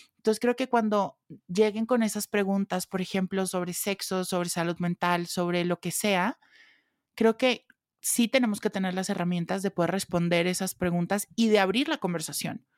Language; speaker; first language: Spanish; native; Spanish